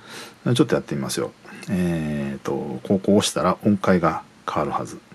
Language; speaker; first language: Japanese; native; Japanese